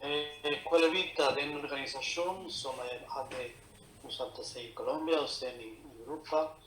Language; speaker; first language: Swedish; non-native, fluent; Spanish